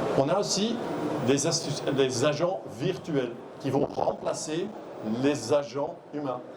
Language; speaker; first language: French; non-native, local second language; Dutch